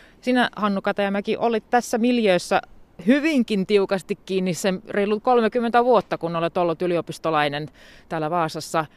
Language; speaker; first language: Finnish; native; Finnish